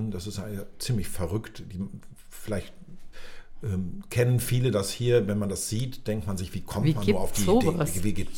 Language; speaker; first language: German; native; German